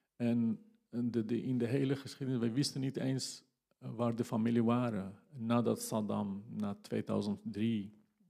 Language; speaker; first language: Dutch; non-native, fluent; Kurdish